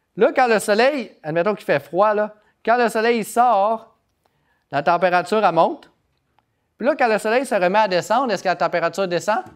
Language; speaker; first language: French; native; French